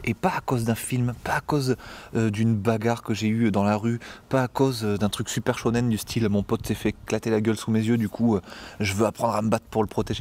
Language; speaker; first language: French; native; French